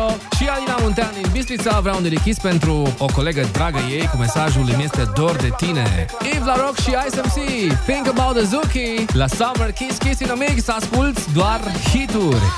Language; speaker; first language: Romanian; native; Romanian